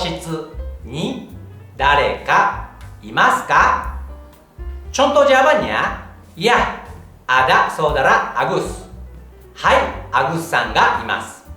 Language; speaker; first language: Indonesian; non-native, fluent; Japanese